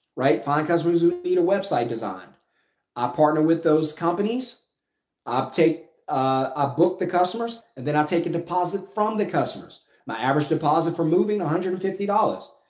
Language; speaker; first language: English; native; English